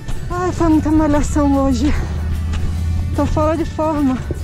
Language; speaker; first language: Portuguese; native; Portuguese